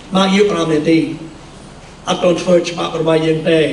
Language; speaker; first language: Khmer; native; Khmer